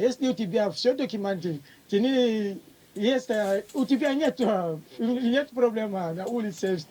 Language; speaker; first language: Russian; non-native, learner; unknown